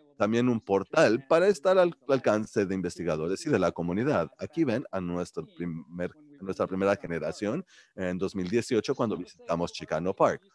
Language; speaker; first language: Spanish; early bilingual, heritage; Spanish